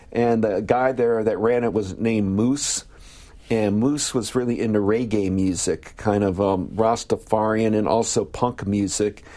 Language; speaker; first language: English; native; English